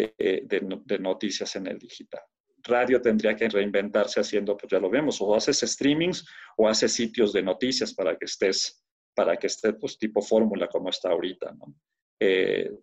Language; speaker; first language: Spanish; native; Spanish